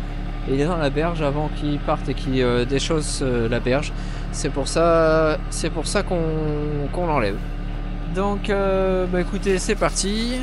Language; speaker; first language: French; native; French